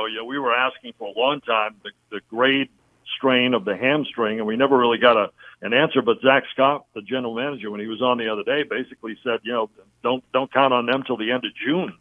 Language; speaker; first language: English; native; English